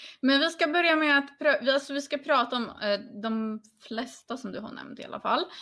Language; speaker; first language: Swedish; non-native, fluent; Polish